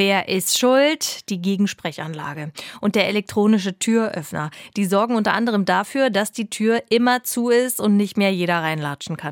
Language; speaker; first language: German; native; German